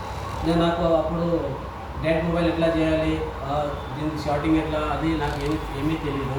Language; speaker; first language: Telugu; non-native, learner; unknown